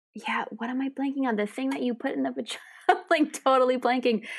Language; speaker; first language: English; native; English